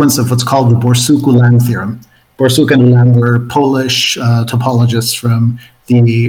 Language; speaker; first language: English; non-native, fluent; Spanish